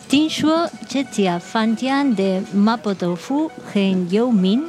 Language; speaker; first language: Chinese; non-native, learner; Spanish